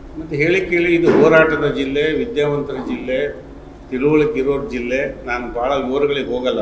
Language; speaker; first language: Kannada; native; Kannada